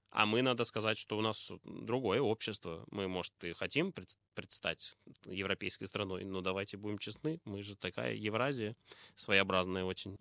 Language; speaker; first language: Russian; native; Russian